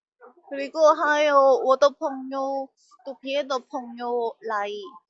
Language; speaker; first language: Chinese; non-native, learner; Korean